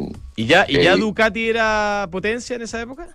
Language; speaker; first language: Spanish; native; Spanish